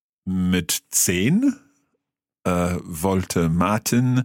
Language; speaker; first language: German; non-native, learner; English